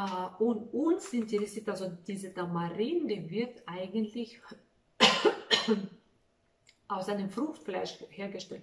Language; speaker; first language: German; non-native, fluent; Russian